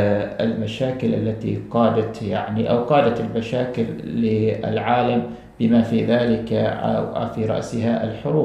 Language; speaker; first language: Arabic; native; Arabic